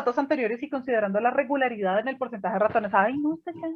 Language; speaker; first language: Spanish; native; Spanish